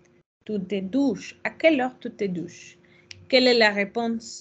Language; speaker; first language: French; non-native, fluent; Spanish